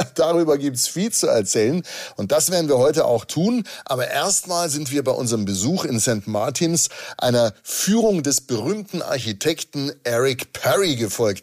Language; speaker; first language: German; native; German